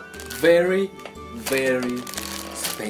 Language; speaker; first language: English; non-native, learner; Indonesian